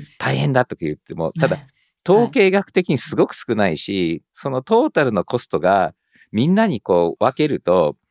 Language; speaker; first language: Japanese; early bilingual, heritage; Japanese